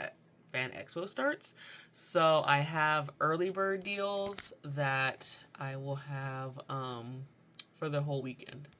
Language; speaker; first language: English; native; English